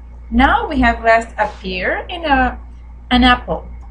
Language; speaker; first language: English; non-native, fluent; Spanish